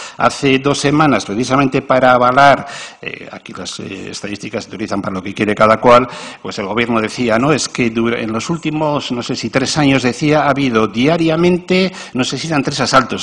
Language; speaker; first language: Spanish; native; Spanish